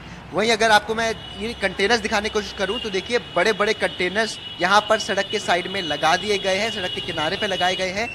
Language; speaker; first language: Hindi; native; Hindi